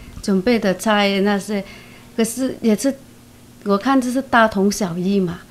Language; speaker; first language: Chinese; non-native, fluent; Vietnamese